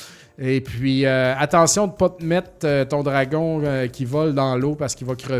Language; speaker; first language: French; native; French